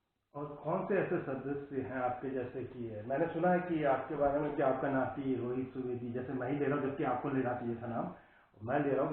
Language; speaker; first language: Hindi; native; Hindi